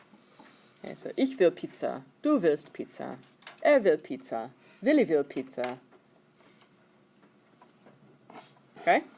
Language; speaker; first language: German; non-native, fluent; English